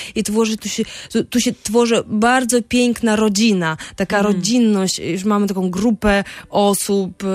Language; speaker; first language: Polish; non-native, fluent; Russian